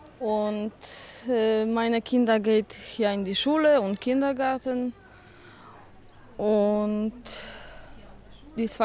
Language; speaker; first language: German; non-native, learner; Polish